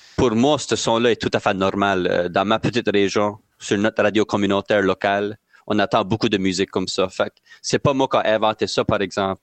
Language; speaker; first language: French; native; French